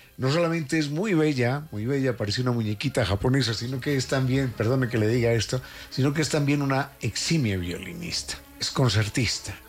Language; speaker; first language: Spanish; native; Spanish